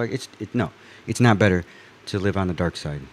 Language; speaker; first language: English; native; English